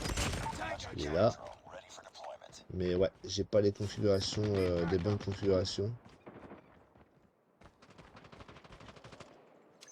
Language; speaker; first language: French; native; French